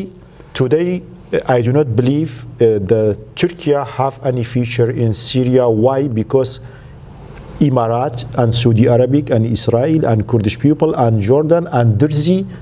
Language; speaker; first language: English; non-native, learner; Central Kurdish